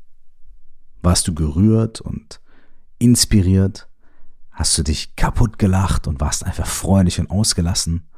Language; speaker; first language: German; native; German